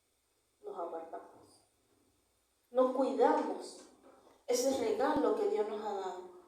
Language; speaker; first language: Spanish; native; Spanish